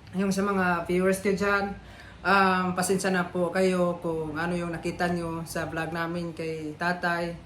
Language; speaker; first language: Filipino; non-native, local second language; Cebuano